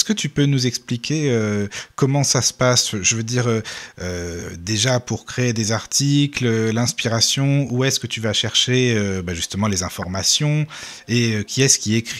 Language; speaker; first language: French; native; French